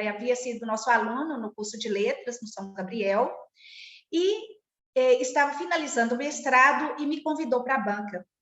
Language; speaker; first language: Portuguese; native; Portuguese